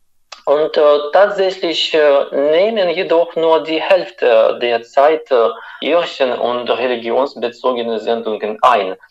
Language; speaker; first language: German; non-native, fluent; Russian